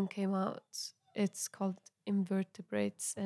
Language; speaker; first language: English; non-native, fluent; Italian